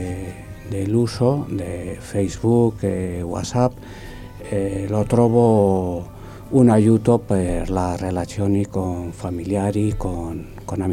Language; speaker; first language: Italian; non-native, learner; Spanish